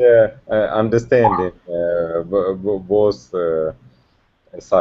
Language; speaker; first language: English; non-native, learner; Russian